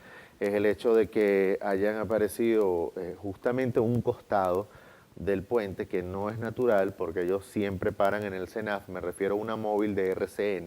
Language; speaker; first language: Spanish; native; Spanish